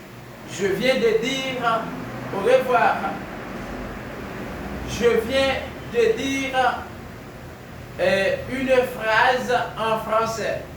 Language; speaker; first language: French; non-native, fluent; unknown